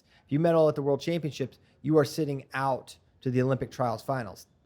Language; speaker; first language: English; native; English